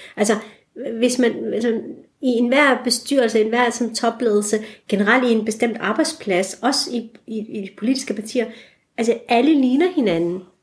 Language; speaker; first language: Danish; early bilingual, other home language; Turkish